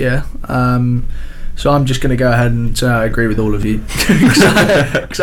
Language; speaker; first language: English; native; English